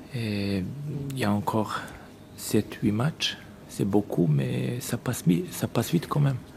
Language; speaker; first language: French; non-native, learner; Serbian